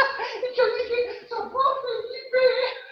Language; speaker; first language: Spanish; native; Spanish